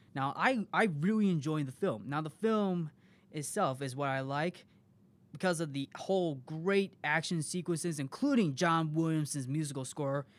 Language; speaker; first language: English; native; English